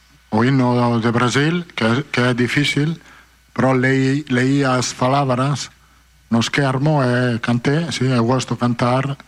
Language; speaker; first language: Portuguese; non-native, fluent; Italian